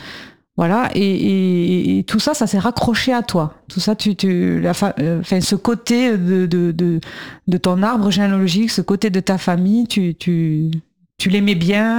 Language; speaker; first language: French; native; French